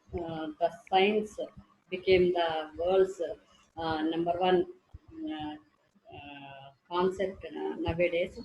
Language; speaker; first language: English; non-native, learner; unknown